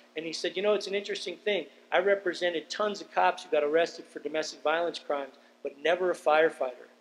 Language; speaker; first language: English; native; English